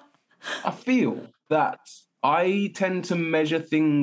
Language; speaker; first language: English; native; English